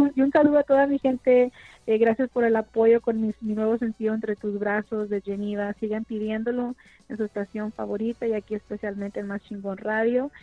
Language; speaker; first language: Spanish; early bilingual, other home language; English